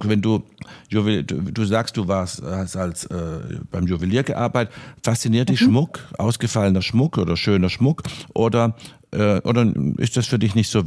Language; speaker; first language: German; native; German